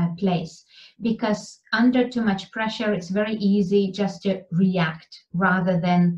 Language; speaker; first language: English; non-native, fluent; Lithuanian